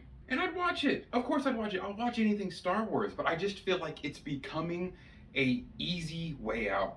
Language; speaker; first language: English; native; English